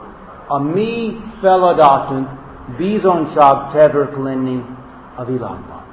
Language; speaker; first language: Hungarian; non-native, fluent; English